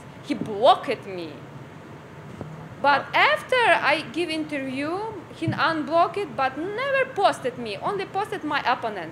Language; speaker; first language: English; non-native, learner; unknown